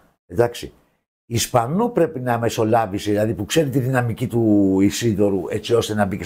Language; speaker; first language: Greek; native; Greek